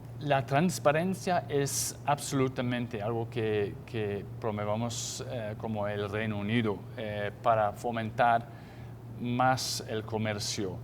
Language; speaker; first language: Spanish; non-native, fluent; English